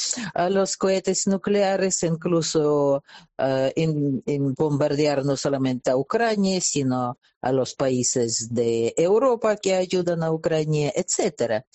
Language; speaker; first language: Spanish; non-native, fluent; Russian